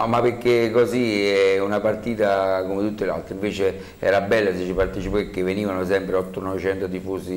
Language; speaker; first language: Italian; native; Italian